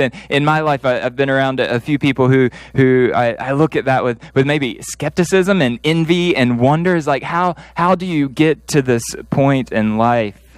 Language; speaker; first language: English; native; English